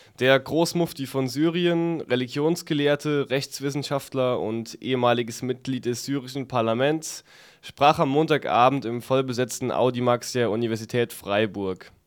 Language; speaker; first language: German; native; German